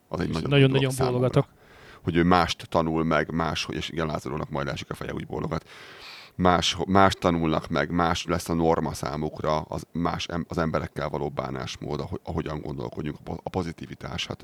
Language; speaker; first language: Hungarian; native; Hungarian